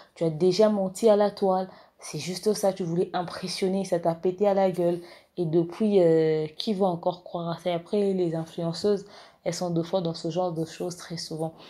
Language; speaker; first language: French; non-native, local second language; Lingala